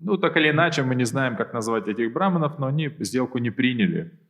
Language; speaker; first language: Russian; native; Russian